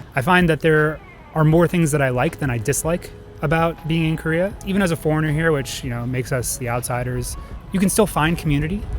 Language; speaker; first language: English; native; English